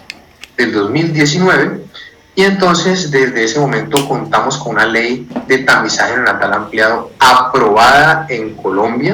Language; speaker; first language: Spanish; native; Spanish